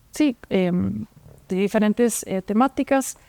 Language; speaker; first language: Spanish; non-native, fluent; German